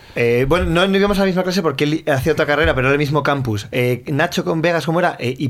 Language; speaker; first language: Spanish; native; Spanish